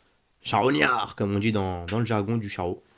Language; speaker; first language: French; native; French